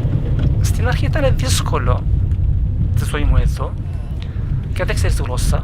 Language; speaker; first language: Greek; non-native, learner; Turkish